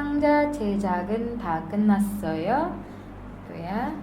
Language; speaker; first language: Korean; non-native, fluent; Indonesian